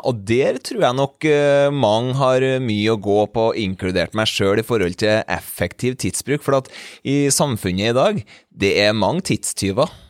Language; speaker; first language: Norwegian; native; Norwegian